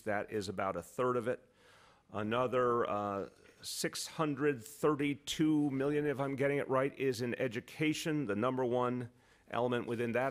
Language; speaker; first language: English; native; English